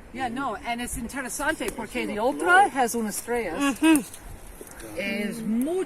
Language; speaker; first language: Spanish; non-native, learner; English